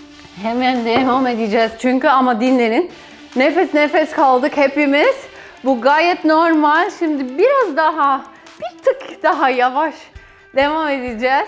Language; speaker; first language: Turkish; non-native, fluent; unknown